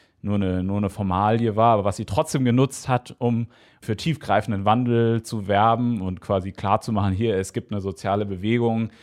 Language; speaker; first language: German; native; German